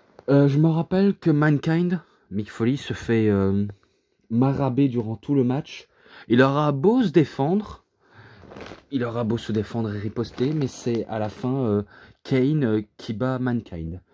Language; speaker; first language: French; native; French